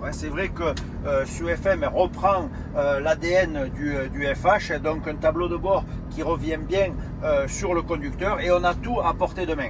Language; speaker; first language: French; native; French